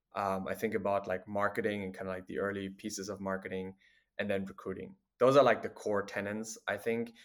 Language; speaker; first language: English; non-native, fluent; German